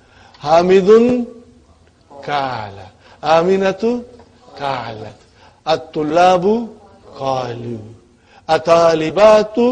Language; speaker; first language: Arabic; non-native, fluent; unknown